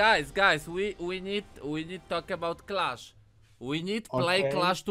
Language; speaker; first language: English; non-native, learner; Polish